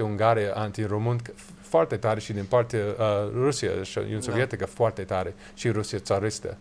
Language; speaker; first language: Romanian; non-native, learner; English